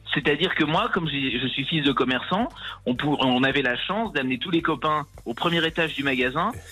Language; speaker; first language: French; native; French